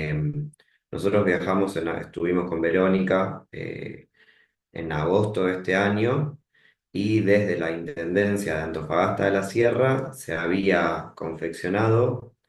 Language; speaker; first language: Spanish; native; Spanish